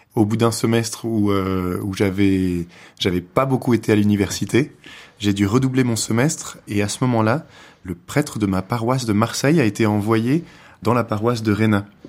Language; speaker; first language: French; native; French